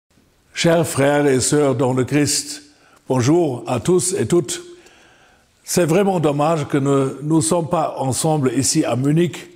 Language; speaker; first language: French; non-native, fluent; German